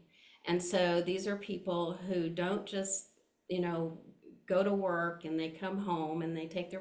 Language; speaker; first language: English; native; English